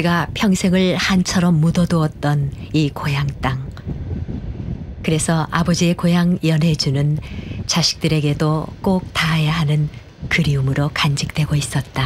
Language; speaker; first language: Korean; native; Korean